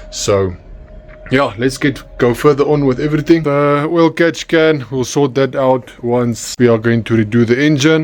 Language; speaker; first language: English; non-native, local second language; Afrikaans